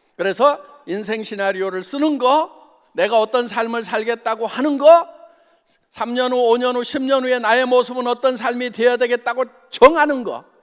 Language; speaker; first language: Korean; native; Korean